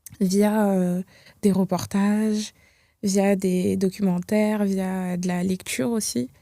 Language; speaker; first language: French; early bilingual, other home language; Kinyarwanda